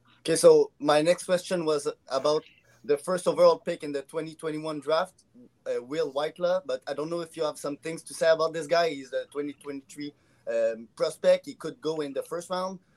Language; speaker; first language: English; non-native, local second language; French